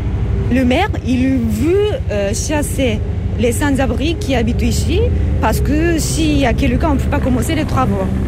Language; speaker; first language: French; non-native, fluent; Japanese